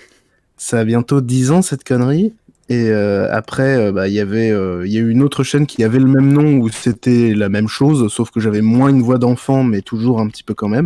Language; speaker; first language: French; native; French